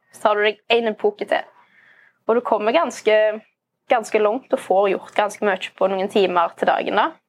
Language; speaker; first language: Norwegian; native; Norwegian